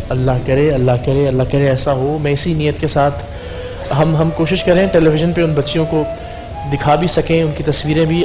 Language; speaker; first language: Urdu; native; Urdu